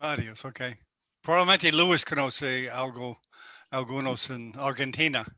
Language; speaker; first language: Spanish; non-native, learner; English